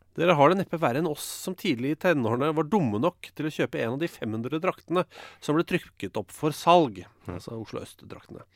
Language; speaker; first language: Norwegian; native; Norwegian